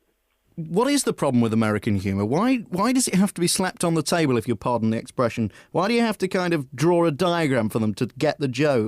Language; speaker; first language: English; native; English